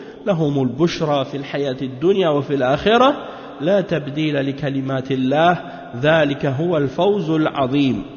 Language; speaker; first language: Arabic; non-native, fluent; French